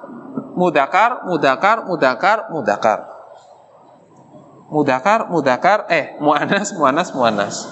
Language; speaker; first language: Arabic; non-native, learner; Indonesian